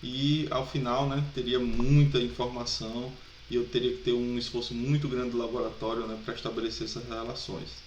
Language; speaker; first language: Portuguese; native; Portuguese